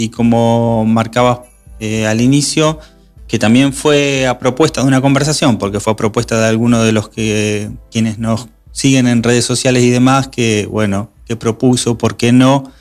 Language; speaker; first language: Spanish; native; Spanish